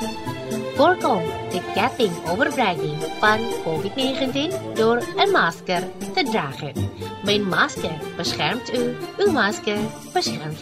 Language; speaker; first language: Dutch; non-native, fluent; Indonesian